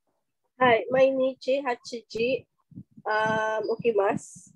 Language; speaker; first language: Japanese; non-native, learner; Filipino